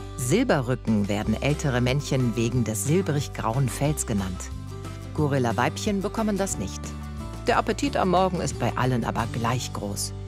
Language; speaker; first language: German; native; German